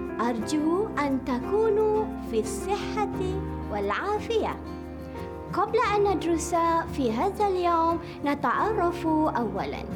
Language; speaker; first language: Arabic; non-native, fluent; Malay